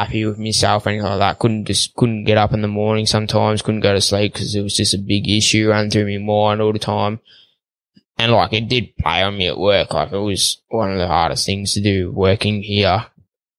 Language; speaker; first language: English; native; English